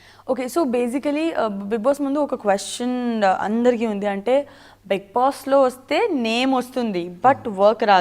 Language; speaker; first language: Telugu; non-native, learner; Gujarati